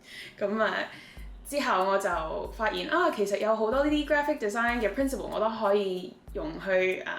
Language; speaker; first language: Cantonese; early bilingual, heritage; Cantonese